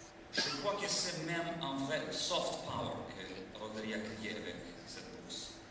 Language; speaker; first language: French; non-native, fluent; Lithuanian